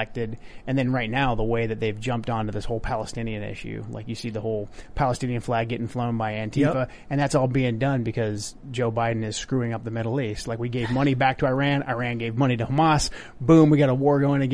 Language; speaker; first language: English; native; English